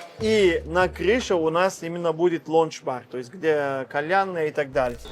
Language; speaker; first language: Russian; non-native, fluent; Turkish